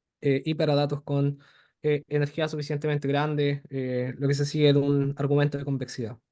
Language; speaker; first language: Spanish; native; Spanish